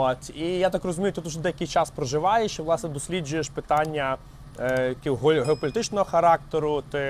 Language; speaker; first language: Ukrainian; native; Ukrainian